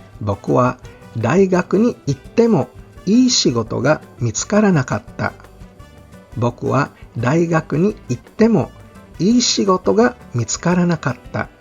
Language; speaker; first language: Japanese; non-native, fluent; Filipino